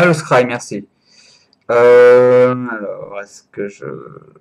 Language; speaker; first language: French; native; French